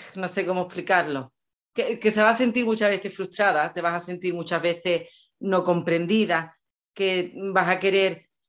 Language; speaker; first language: Spanish; native; Spanish